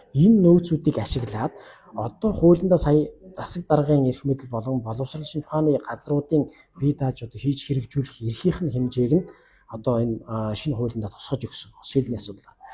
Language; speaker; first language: Mongolian; non-native, local second language; Kazakh